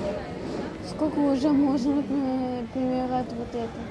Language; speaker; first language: Russian; early bilingual, heritage; Hebrew